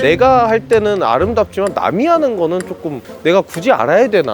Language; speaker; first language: Korean; native; Korean